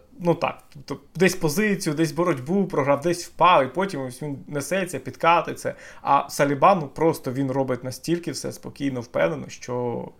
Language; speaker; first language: Ukrainian; native; Ukrainian